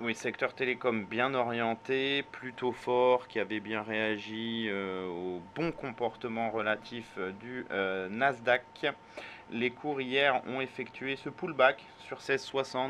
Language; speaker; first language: French; native; French